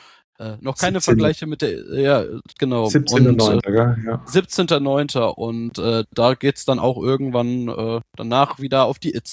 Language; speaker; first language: German; native; German